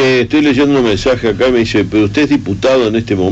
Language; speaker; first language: Spanish; native; Spanish